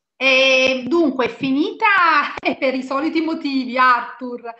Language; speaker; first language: Italian; native; Italian